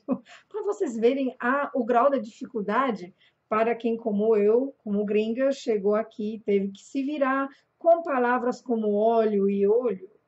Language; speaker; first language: Portuguese; non-native, fluent; German